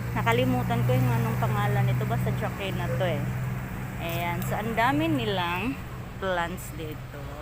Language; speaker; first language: Filipino; non-native, local second language; Waray